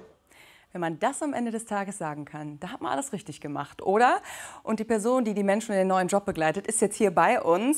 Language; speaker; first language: German; native; German